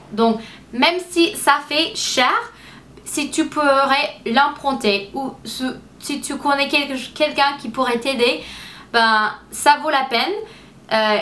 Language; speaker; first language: French; non-native, fluent; English